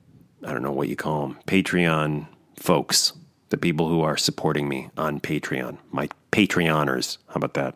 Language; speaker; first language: English; native; English